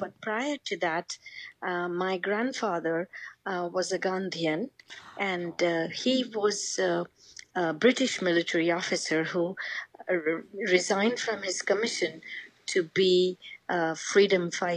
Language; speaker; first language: English; non-native, local second language; Bangla